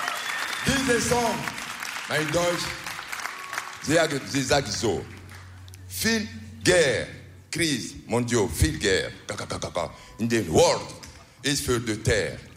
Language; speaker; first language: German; non-native, learner; French